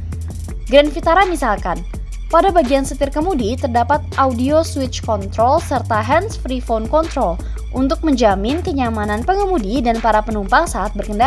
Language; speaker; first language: Indonesian; native; Indonesian